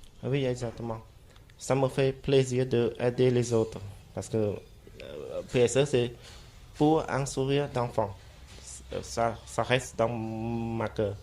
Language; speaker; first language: French; non-native, fluent; Khmer